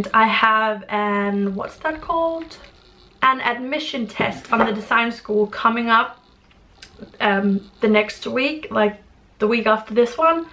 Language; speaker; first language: English; non-native, fluent; Danish